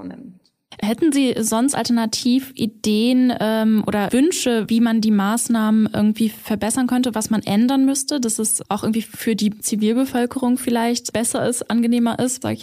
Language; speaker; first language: German; native; German